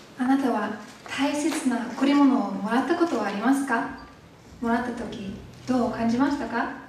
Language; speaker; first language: Japanese; non-native, learner; English